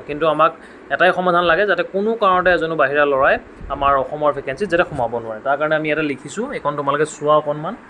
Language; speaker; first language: Assamese; native; Assamese